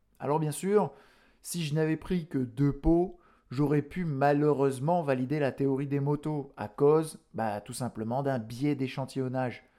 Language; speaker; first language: French; native; French